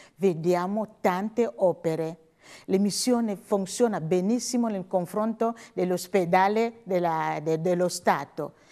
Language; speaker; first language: Italian; non-native, learner; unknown